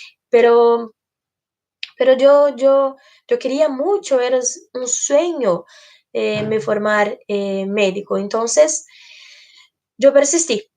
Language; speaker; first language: Spanish; non-native, fluent; Portuguese